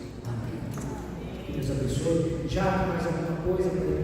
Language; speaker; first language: Portuguese; native; Portuguese